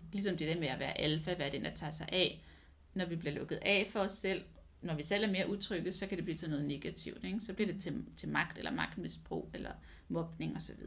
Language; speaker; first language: Danish; non-native, fluent; English